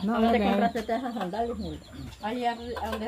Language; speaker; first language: Spanish; native; Spanish